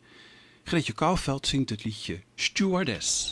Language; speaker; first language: Dutch; native; Dutch